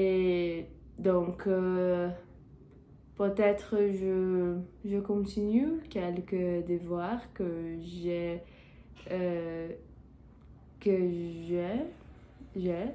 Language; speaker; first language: French; non-native, learner; Portuguese